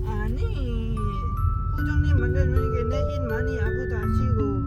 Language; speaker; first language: Korean; non-native, learner; Lao